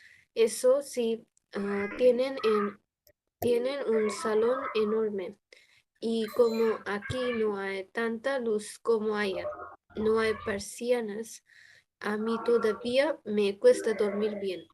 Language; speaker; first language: Spanish; non-native, learner; Bangla